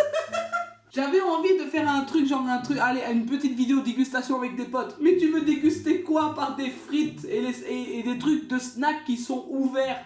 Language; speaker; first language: French; native; French